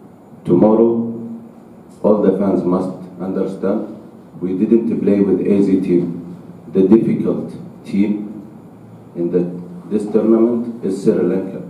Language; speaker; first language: English; non-native, learner; Arabic